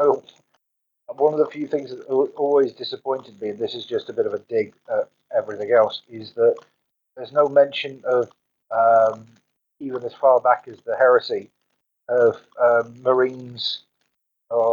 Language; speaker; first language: English; native; English